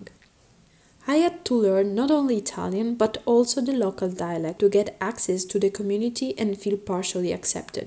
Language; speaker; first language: English; early bilingual, other home language; Spanish